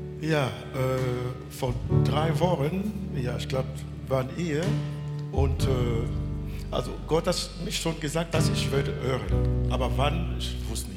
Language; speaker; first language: German; non-native, learner; French